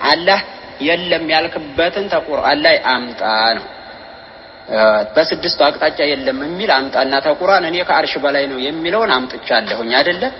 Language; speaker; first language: Amharic; native; Amharic